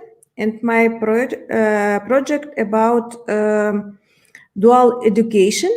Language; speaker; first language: English; non-native, learner; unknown